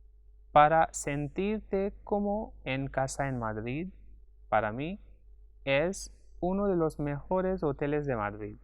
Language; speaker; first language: Spanish; non-native, fluent; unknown